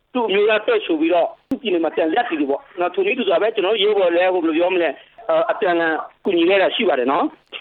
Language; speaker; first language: Burmese; non-native, local second language; S'gaw Karen